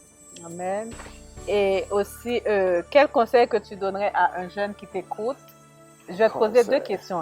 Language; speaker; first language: French; native; French